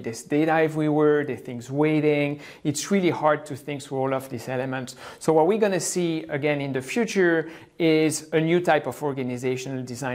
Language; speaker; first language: English; non-native, fluent; French